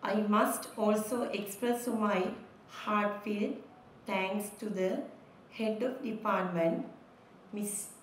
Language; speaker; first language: English; non-native, local second language; Sinhala